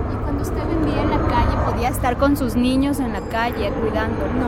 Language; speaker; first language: Spanish; native; Spanish